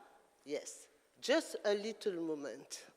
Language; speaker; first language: English; non-native, learner; French